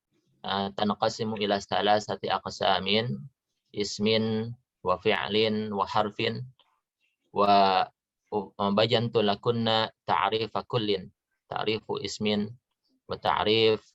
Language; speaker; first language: Arabic; non-native, fluent; Indonesian